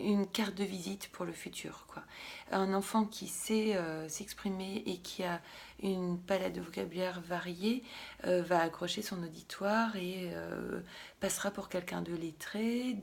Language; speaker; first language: French; native; French